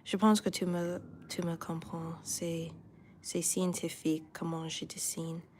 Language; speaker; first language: French; non-native, learner; English